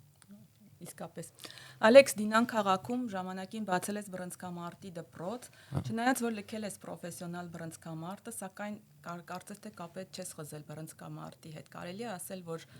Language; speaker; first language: Armenian; early bilingual, heritage; Armenian